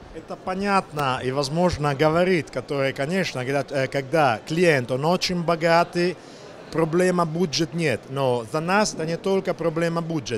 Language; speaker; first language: Russian; non-native, learner; Italian